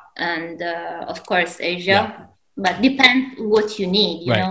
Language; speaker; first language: English; non-native, fluent; Italian